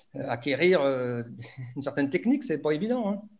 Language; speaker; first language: French; native; French